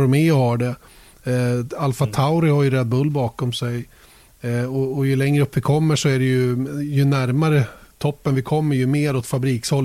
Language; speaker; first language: Swedish; native; Swedish